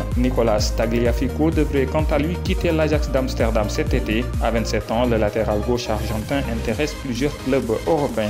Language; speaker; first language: French; non-native, local second language; Wolof